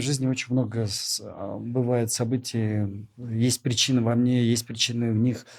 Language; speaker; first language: Russian; non-native, local second language; Kyrgyz